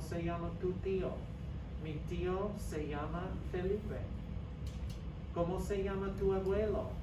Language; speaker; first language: Spanish; non-native, fluent; English